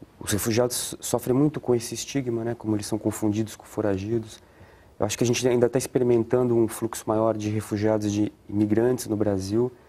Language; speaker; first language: Portuguese; native; Portuguese